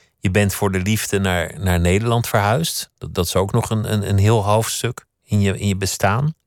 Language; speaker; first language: Dutch; native; Dutch